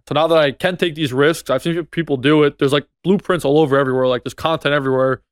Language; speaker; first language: English; native; English